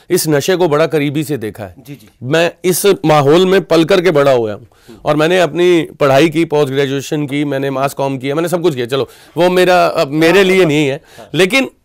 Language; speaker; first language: Hindi; non-native, local second language; Punjabi